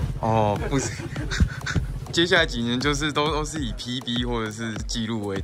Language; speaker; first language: Chinese; native; Chinese